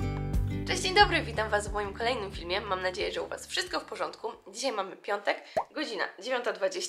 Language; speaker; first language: Polish; native; Polish